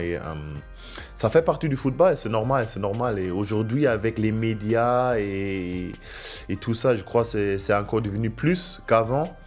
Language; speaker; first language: French; non-native, fluent; German